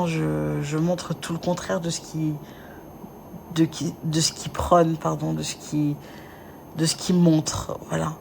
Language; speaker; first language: French; native; French